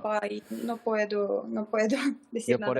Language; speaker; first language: Spanish; non-native, fluent; Ukrainian